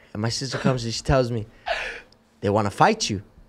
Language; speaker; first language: English; native; English